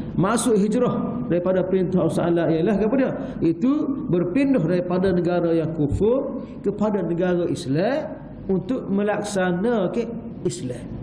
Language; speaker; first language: Malay; native; Malay